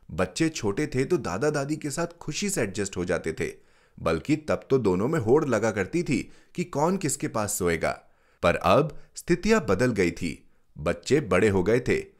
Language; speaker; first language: Hindi; native; Hindi